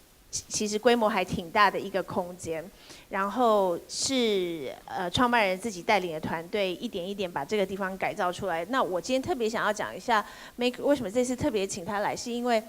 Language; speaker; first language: Chinese; native; Chinese